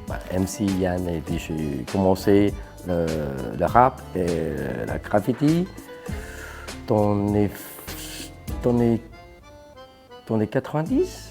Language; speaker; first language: French; non-native, fluent; Cantonese